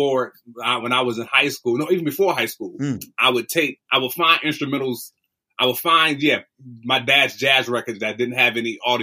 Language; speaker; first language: English; native; English